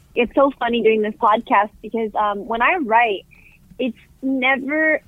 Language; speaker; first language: English; native; English